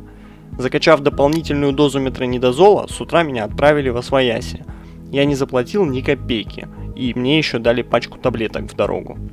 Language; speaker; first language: Russian; native; Russian